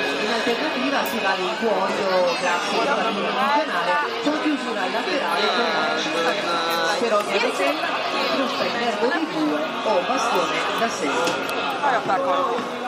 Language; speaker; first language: Italian; native; Italian